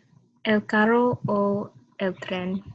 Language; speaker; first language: Spanish; non-native, learner; English